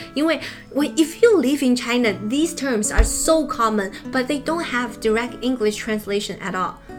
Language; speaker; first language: English; non-native, fluent; Chinese